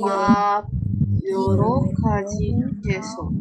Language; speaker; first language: Korean; non-native, learner; Indonesian